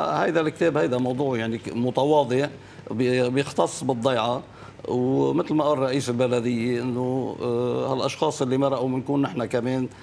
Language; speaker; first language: Arabic; native; Arabic